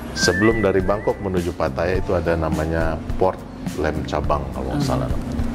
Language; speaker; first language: Indonesian; native; Indonesian